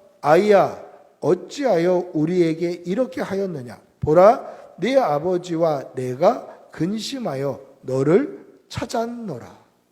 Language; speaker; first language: Korean; native; Korean